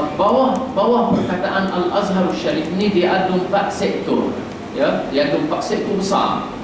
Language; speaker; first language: Malay; non-native, fluent; Arabic